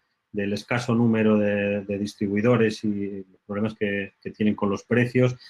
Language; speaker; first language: Spanish; native; Spanish